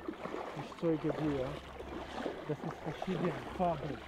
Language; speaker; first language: German; non-native, learner; Swahili